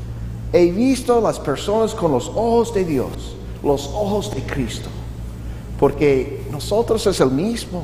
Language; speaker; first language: Spanish; non-native, learner; English